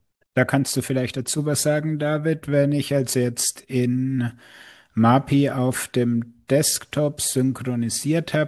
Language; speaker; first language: German; native; German